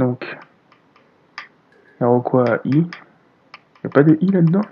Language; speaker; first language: French; native; French